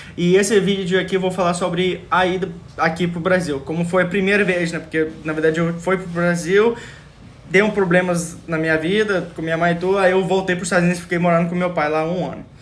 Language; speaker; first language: Portuguese; early bilingual, other home language; English